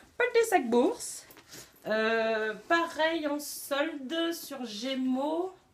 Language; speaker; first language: French; native; French